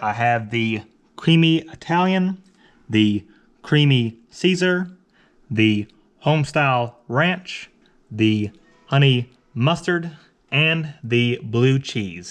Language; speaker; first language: English; native; English